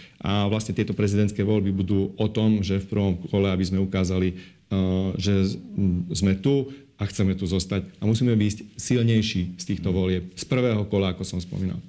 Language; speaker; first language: Slovak; non-native, local second language; Hungarian